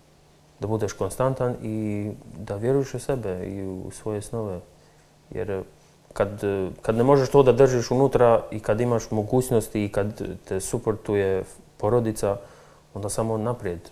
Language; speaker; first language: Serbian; non-native, local second language; Albanian